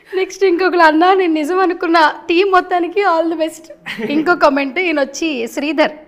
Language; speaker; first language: Telugu; native; Telugu